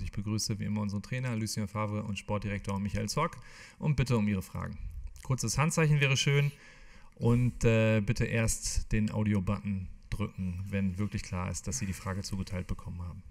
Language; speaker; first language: German; native; German